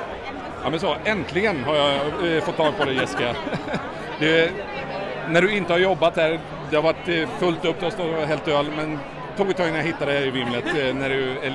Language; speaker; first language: Swedish; native; Swedish